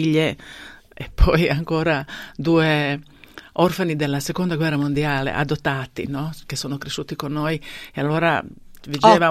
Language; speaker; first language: Italian; non-native, fluent; Bosnian